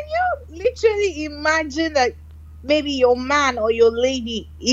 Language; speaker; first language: English; non-native, local second language; Igbo